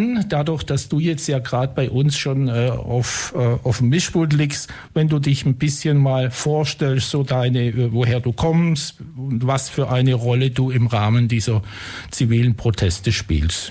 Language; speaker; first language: German; native; German